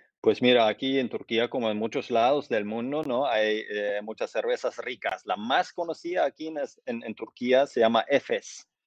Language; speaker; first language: Spanish; non-native, fluent; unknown